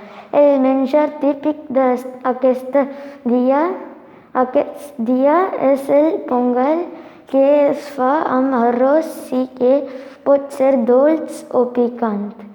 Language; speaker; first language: Catalan; non-native, learner; Tamil